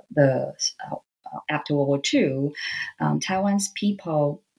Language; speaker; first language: English; non-native, fluent; Chinese